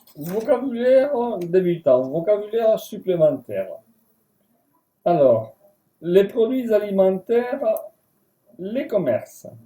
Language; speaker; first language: French; non-native, fluent; Spanish